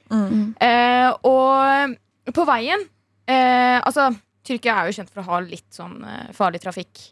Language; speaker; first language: Norwegian; early bilingual, other home language; Turkish